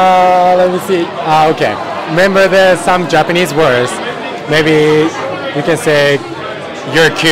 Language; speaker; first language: English; non-native, learner; Japanese